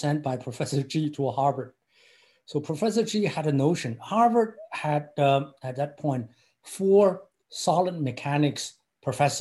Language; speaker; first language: English; non-native, fluent; Chinese